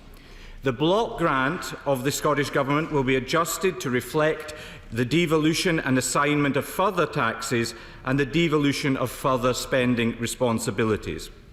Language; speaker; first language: English; native; English